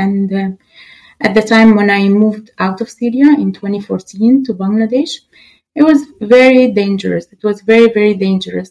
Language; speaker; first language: English; non-native, fluent; Arabic